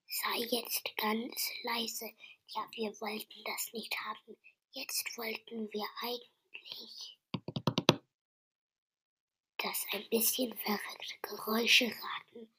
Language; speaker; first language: German; non-native, learner; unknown